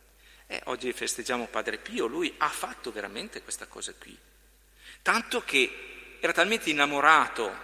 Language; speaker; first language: Italian; native; Italian